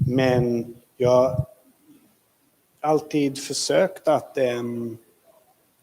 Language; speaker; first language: Swedish; non-native, fluent; English